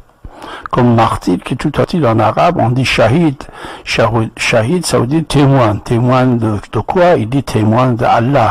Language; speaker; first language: French; non-native, fluent; Persian